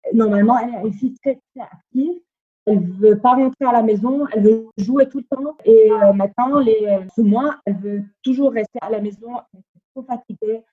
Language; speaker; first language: French; non-native, fluent; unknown